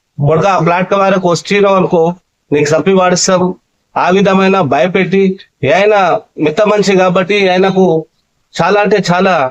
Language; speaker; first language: Telugu; non-native, local second language; Lambadi